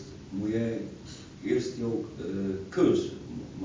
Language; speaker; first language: Dutch; non-native, learner; Arabic